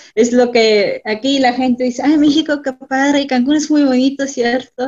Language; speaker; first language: Spanish; non-native, fluent; German